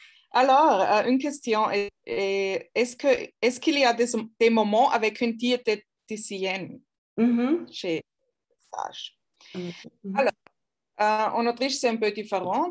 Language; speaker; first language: French; non-native, fluent; German